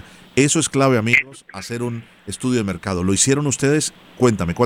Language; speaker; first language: Spanish; native; Spanish